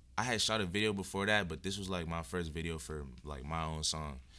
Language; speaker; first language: English; native; English